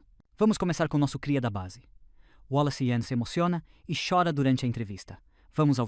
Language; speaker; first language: Portuguese; native; Portuguese